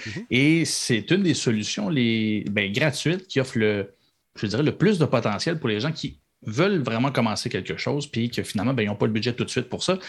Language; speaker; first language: French; native; French